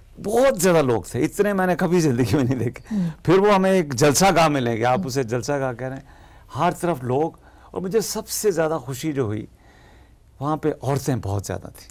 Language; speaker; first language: Urdu; non-native, local second language; Punjabi